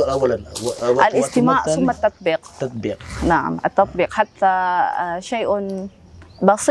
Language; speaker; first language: Arabic; non-native, fluent; Indonesian